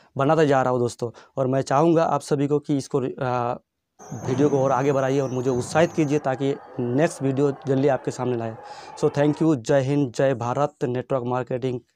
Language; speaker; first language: Hindi; non-native, local second language; Bangla